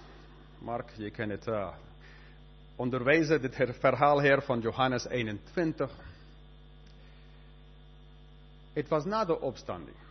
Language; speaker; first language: Dutch; non-native, fluent; Spanish